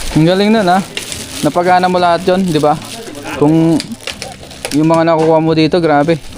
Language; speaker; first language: Filipino; non-native, local second language; Iloko